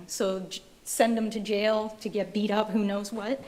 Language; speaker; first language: English; native; English